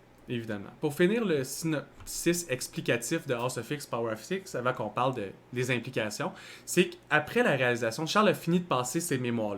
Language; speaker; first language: French; native; French